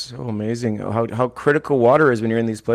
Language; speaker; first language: English; native; English